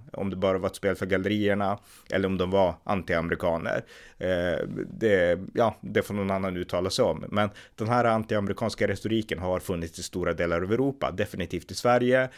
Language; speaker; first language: Swedish; native; Swedish